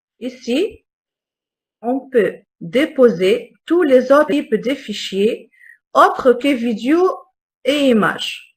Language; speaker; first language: French; non-native, local second language; Arabic